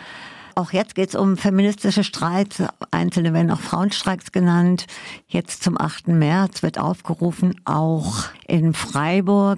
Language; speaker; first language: German; native; German